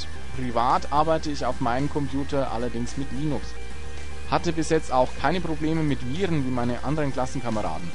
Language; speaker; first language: German; native; German